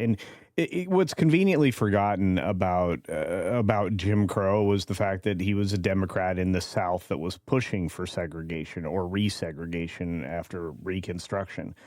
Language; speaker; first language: English; native; English